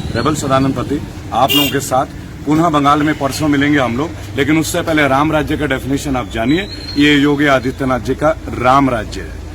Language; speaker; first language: Hindi; non-native, local second language; Bangla